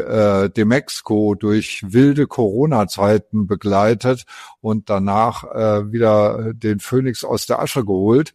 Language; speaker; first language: German; native; German